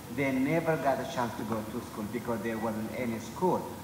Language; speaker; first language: English; non-native, fluent; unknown